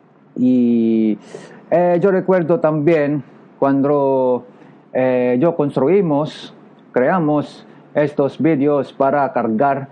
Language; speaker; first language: Spanish; non-native, learner; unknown